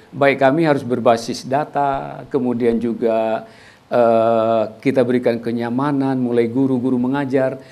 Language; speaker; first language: Indonesian; native; Indonesian